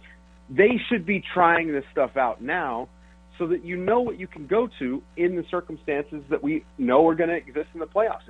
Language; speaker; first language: English; native; English